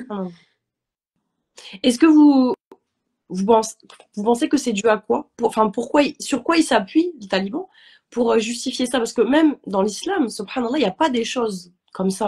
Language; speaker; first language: French; native; French